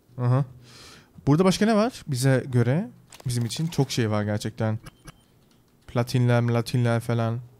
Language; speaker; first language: Turkish; early bilingual, heritage; Turkish